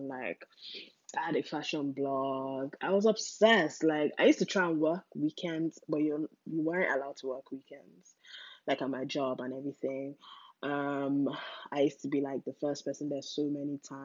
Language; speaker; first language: English; non-native, local second language; Yoruba